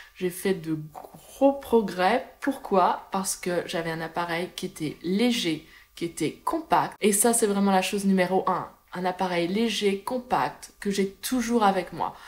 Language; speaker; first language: French; native; French